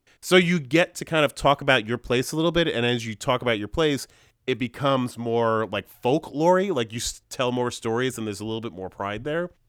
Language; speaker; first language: English; native; English